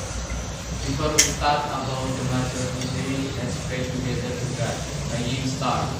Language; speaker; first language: English; non-native, learner; Indonesian